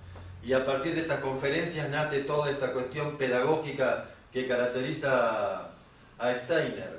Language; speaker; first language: Spanish; native; Spanish